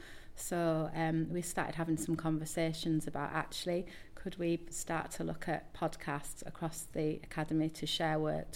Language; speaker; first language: English; native; English